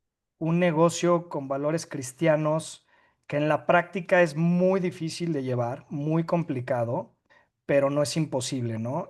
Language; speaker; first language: Spanish; native; Spanish